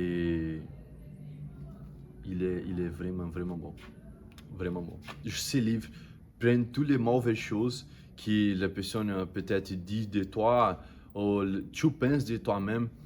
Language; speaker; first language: French; non-native, learner; Portuguese